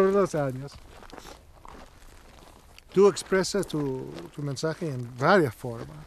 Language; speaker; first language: Spanish; non-native, learner; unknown